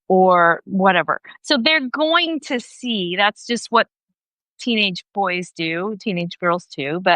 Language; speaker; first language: English; native; English